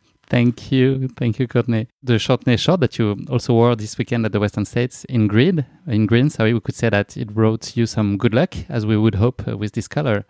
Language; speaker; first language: English; non-native, fluent; French